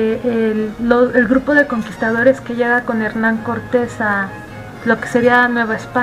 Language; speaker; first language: Spanish; native; Spanish